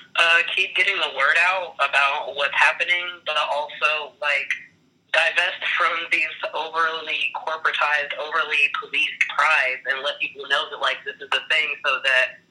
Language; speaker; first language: English; native; English